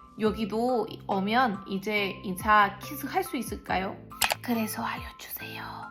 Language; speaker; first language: Korean; non-native, learner; Spanish